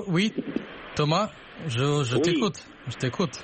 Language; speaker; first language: French; non-native, local second language; Rundi